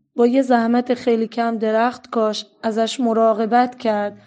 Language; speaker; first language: Persian; native; Persian